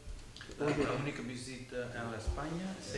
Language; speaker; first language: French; non-native, learner; Catalan